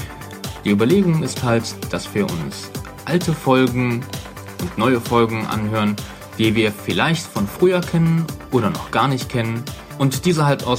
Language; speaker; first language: German; native; German